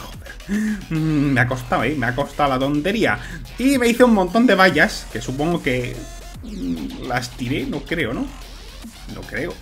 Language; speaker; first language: Spanish; native; Spanish